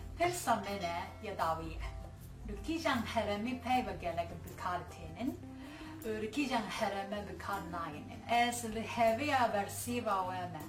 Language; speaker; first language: Kurdish; non-native, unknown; Japanese